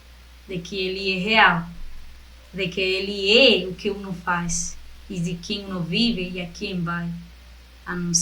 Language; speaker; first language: Portuguese; non-native, fluent; Spanish